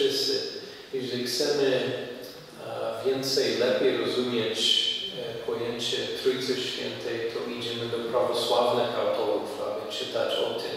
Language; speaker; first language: Polish; non-native, fluent; English